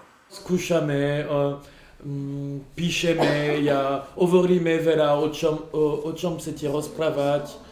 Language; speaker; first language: Slovak; non-native, learner; French